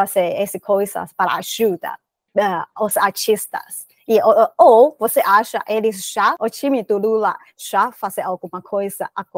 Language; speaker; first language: Portuguese; non-native, learner; Chinese